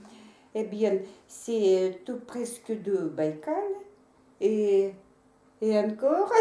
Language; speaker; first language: French; non-native, learner; Russian